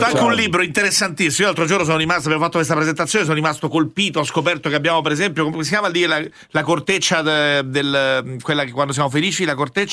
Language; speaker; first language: Italian; native; Italian